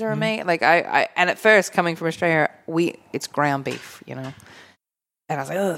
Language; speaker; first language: English; native; English